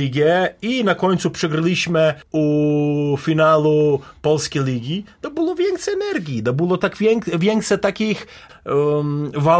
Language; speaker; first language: Polish; non-native, learner; Serbian